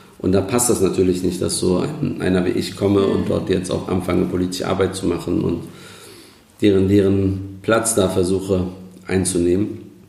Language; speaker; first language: German; early bilingual, other home language; Turkish